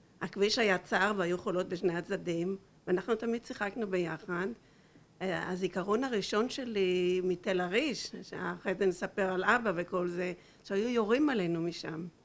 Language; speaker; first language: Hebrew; native; Hebrew